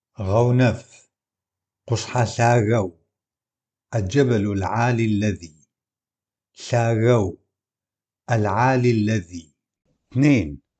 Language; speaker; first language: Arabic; non-native, local second language; Adyghe